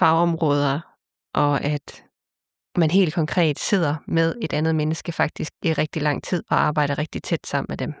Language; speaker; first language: Danish; native; Danish